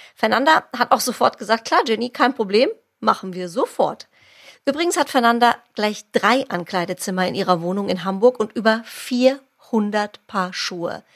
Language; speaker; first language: German; native; German